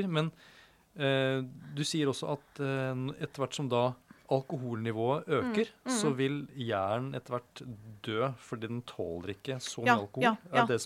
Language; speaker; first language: Norwegian; native; Norwegian